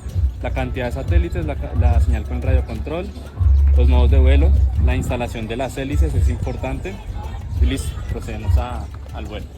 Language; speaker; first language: Spanish; native; Spanish